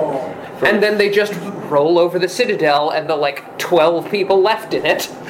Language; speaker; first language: English; native; English